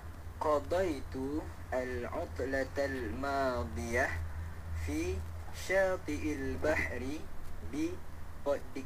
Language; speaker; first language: Arabic; non-native, learner; Malay